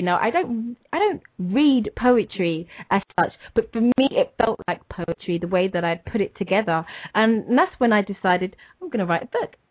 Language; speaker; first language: English; native; English